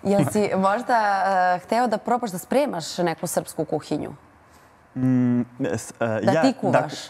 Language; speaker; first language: Bosnian; native; Bosnian